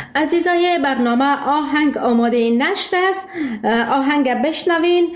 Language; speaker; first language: Persian; native; Persian